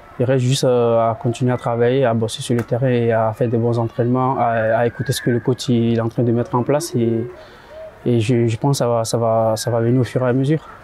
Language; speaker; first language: French; non-native, local second language; Ewe